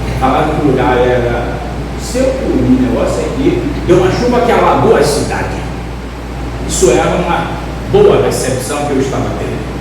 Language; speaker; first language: Portuguese; native; Portuguese